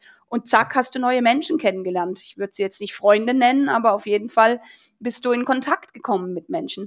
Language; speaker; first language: German; native; German